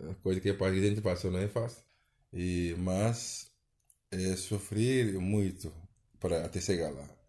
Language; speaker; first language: Portuguese; non-native, learner; Wolof